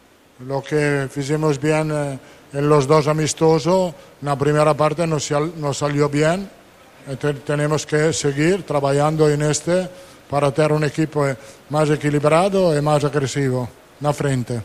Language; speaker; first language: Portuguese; non-native, learner; Italian